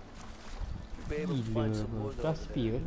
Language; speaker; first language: English; non-native, local second language; Malay